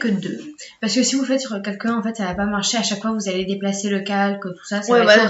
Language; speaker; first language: French; native; French